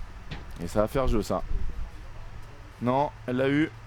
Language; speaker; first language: French; native; French